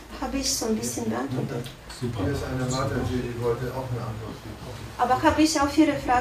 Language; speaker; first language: German; non-native, learner; Russian